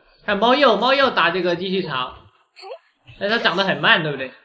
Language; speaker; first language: Chinese; native; Chinese